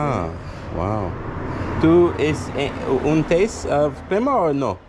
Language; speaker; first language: Spanish; non-native, learner; English